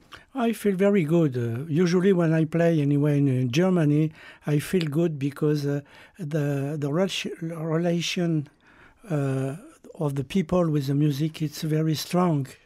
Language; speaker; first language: English; non-native, fluent; French